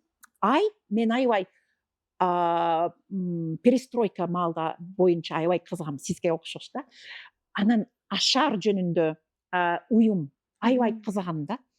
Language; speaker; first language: Kyrgyz; non-native, fluent; English